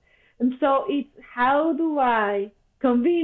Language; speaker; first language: English; non-native, fluent; Spanish